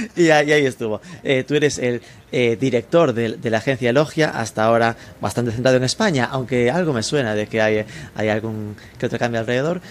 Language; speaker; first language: Spanish; native; Spanish